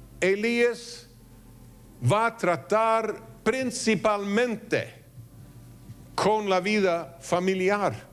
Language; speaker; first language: Spanish; non-native, fluent; English